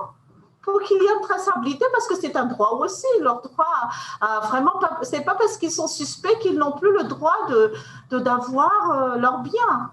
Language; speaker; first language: French; non-native, local second language; Malagasy